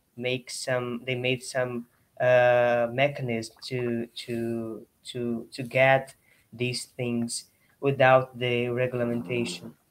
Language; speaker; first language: English; non-native, learner; Portuguese